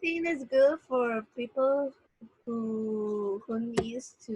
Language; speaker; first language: English; non-native, learner; Spanish